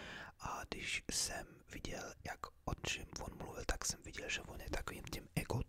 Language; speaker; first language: Czech; early bilingual, heritage; English